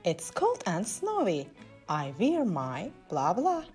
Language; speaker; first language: English; non-native, fluent; Turkish